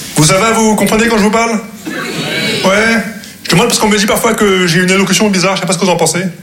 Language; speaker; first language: French; non-native, local second language; Arabic